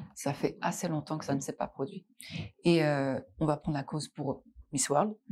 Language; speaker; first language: French; non-native, local second language; Arabic